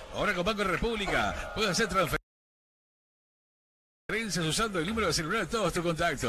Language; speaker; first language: Spanish; native; Spanish